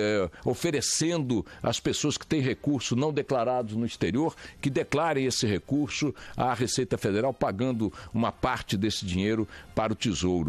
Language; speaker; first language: Portuguese; native; Portuguese